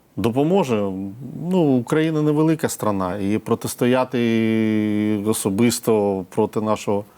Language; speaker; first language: Ukrainian; non-native, local second language; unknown